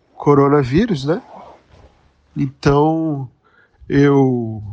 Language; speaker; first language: Portuguese; native; Portuguese